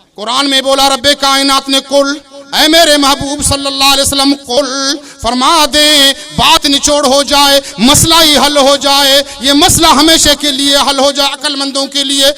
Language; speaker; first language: Urdu; non-native, local second language; Baluchi